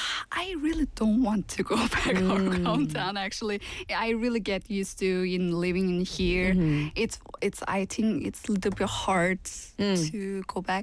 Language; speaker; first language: English; non-native, learner; Turkish